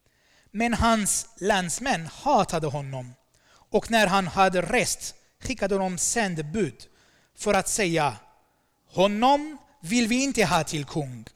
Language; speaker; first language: Swedish; non-native, fluent; Armenian